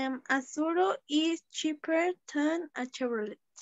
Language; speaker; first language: English; non-native, learner; Spanish